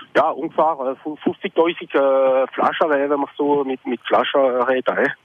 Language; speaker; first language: German; non-native, local second language; French